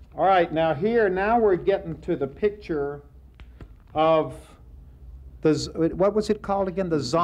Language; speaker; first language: English; native; English